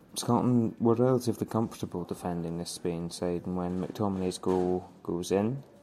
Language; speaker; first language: English; native; English